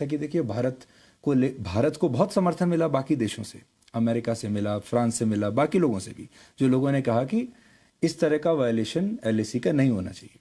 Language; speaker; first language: Hindi; native; Hindi